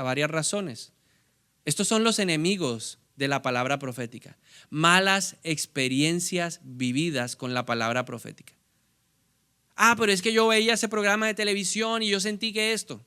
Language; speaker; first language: Spanish; native; Spanish